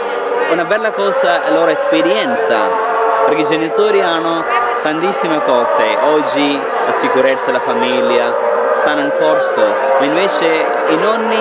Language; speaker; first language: Italian; non-native, fluent; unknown